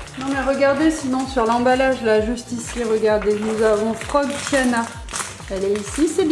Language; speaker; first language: French; native; French